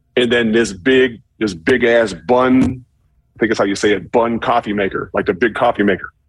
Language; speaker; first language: English; native; English